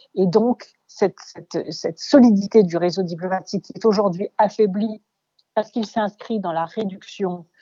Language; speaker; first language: French; native; French